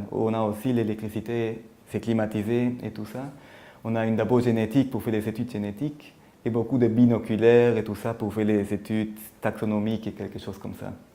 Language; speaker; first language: French; non-native, fluent; German